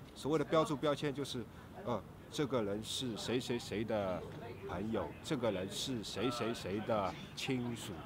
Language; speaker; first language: Chinese; native; Chinese